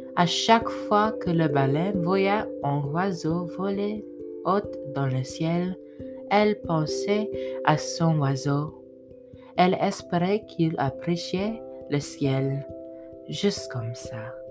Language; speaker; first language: French; non-native, learner; English